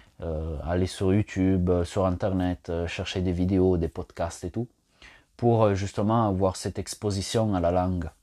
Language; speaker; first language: French; non-native, fluent; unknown